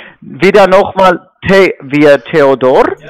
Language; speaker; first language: German; non-native, learner; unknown